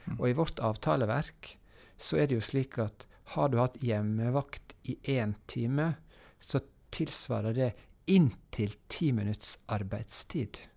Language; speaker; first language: Norwegian; native; Norwegian